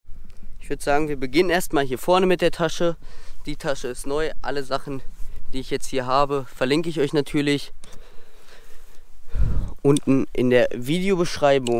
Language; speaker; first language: German; native; German